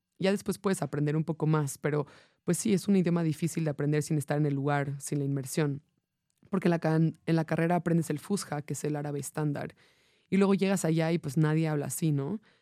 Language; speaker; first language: Spanish; non-native, fluent; English